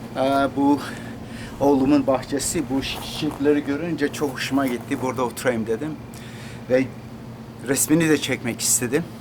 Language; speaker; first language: Turkish; non-native, local second language; Kurdish